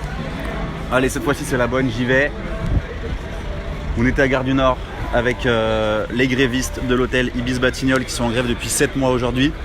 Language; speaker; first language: French; native; French